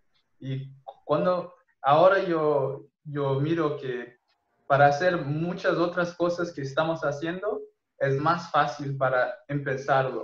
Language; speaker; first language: Spanish; non-native, fluent; Portuguese